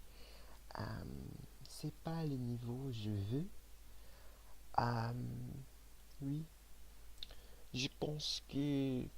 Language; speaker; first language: French; non-native, learner; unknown